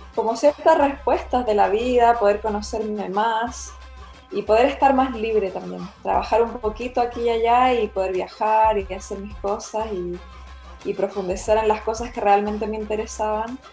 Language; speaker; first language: Spanish; native; Spanish